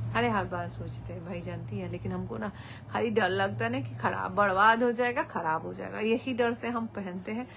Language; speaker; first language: Hindi; non-native, local second language; Bangla